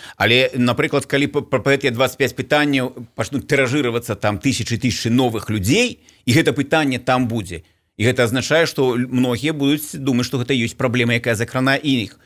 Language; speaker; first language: Belarusian; native; Belarusian